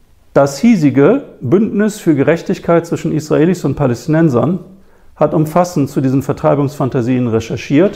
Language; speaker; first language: German; native; German